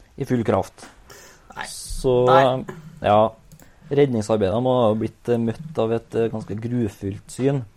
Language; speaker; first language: Norwegian; native; Norwegian